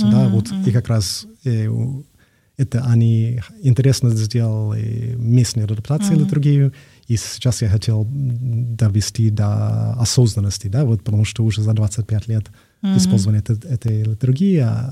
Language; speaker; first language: Russian; non-native, fluent; English